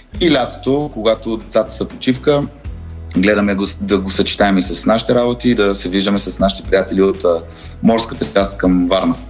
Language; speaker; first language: Bulgarian; early bilingual, heritage; Bulgarian